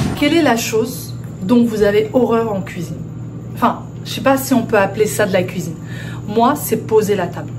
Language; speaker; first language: French; early bilingual, other home language; Arabic